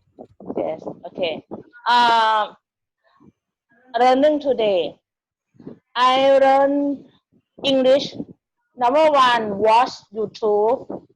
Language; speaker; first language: English; non-native, learner; Thai